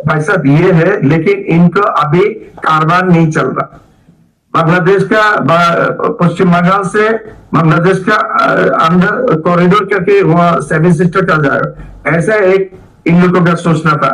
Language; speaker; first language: Hindi; non-native, learner; Bangla